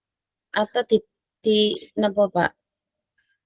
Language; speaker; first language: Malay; non-native, local second language; Javanese